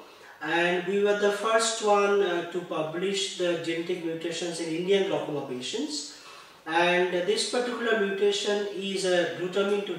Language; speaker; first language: English; non-native, local second language; Bangla